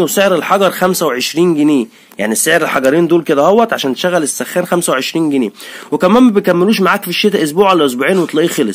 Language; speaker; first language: Arabic; native; Arabic